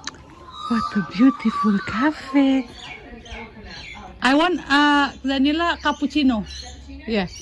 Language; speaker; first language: English; non-native, learner; Indonesian